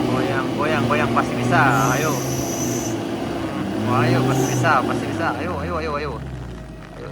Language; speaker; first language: Indonesian; non-native, local second language; Minangkabau